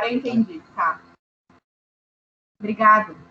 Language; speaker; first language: Portuguese; native; Portuguese